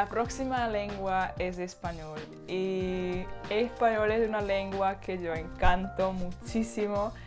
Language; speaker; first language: Spanish; non-native, learner; Slovak